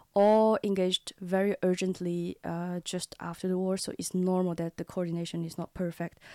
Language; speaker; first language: English; non-native, learner; Chinese